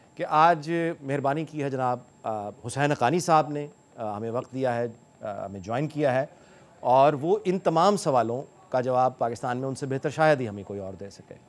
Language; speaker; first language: Urdu; native; Urdu